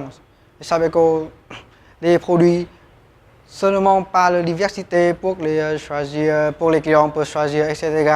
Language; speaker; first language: French; non-native, learner; Vietnamese